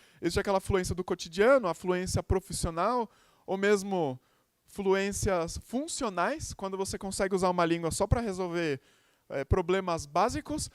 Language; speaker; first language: Portuguese; native; Portuguese